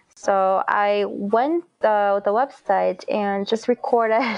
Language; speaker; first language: English; non-native, fluent; Korean